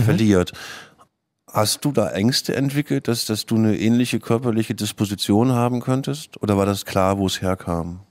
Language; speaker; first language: German; native; German